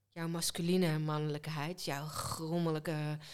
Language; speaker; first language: Dutch; early bilingual, other home language; Hebrew